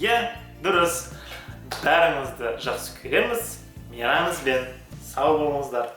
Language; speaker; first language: Kazakh; non-native, local second language; Uyghur